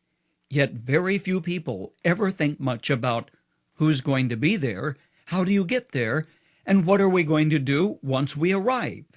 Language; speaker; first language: English; native; English